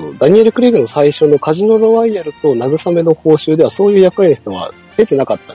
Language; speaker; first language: Japanese; native; Japanese